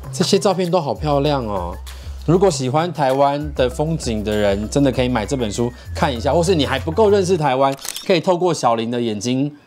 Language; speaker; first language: Chinese; native; Chinese